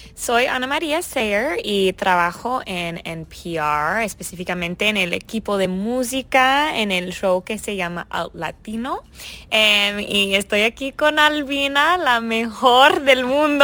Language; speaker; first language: Spanish; early bilingual, heritage; English